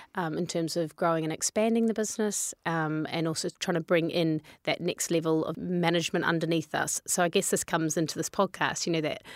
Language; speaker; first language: English; native; English